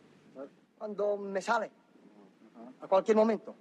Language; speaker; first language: Spanish; non-native, local second language; Catalan